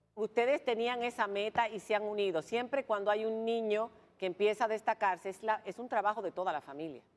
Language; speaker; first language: Spanish; native; Spanish